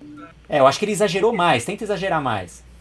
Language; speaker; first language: Portuguese; native; Portuguese